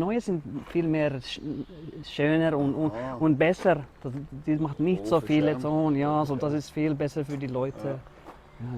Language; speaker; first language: German; non-native, learner; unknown